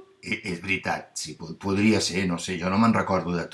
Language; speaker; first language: Catalan; native; Catalan